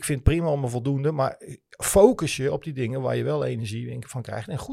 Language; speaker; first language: Dutch; native; Dutch